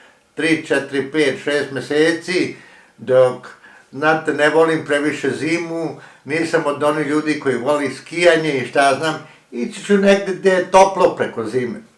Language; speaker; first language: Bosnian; early bilingual, heritage; Croatian